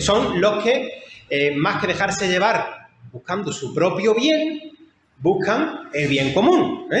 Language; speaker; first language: Spanish; native; Spanish